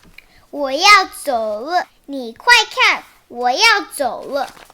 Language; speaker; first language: Chinese; early bilingual, heritage; Chinese